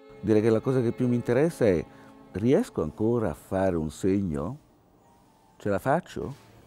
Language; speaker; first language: Italian; native; Italian